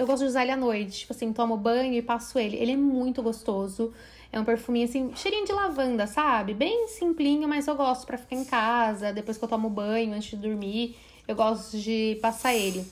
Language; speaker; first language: Portuguese; native; Portuguese